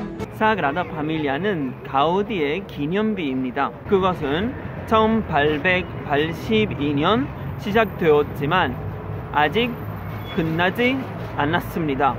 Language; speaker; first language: Korean; non-native, learner; Spanish